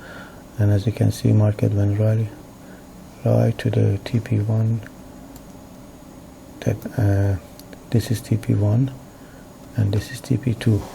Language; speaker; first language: English; non-native, fluent; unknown